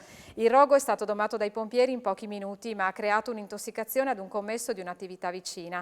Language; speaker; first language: Italian; native; Italian